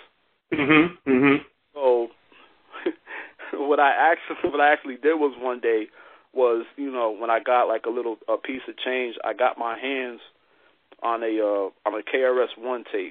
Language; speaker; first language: English; native; English